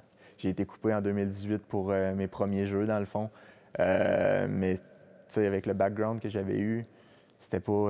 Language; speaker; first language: French; native; French